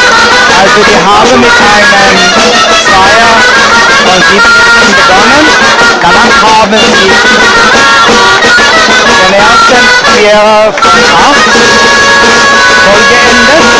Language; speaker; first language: German; non-native, fluent; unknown